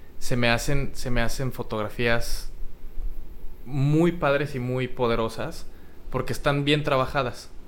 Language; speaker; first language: Spanish; native; Spanish